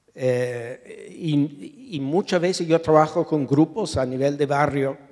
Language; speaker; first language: Spanish; non-native, fluent; English